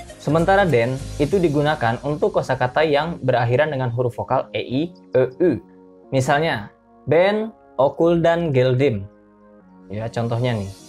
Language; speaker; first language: Indonesian; native; Indonesian